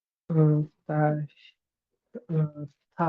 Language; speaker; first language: Chinese; non-native, learner; Bangla